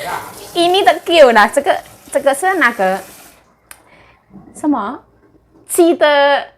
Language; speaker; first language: Chinese; non-native, learner; Javanese